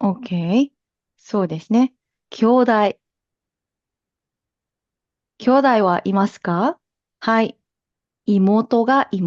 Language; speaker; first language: Japanese; non-native, fluent; Filipino